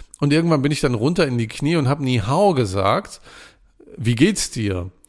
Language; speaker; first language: German; native; German